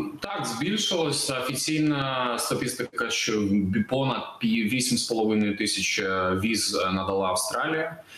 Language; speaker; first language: Ukrainian; native; Ukrainian